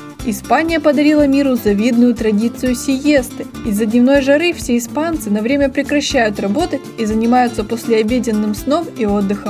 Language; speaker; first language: Russian; native; Russian